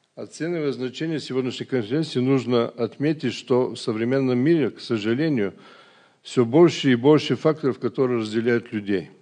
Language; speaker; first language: Russian; non-native, fluent; Bulgarian